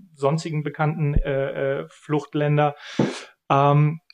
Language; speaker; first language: German; early bilingual, other home language; Bulgarian